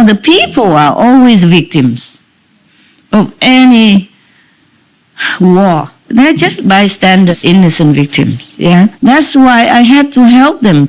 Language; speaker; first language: English; non-native, fluent; Vietnamese